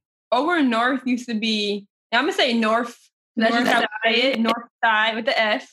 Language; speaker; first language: English; native; English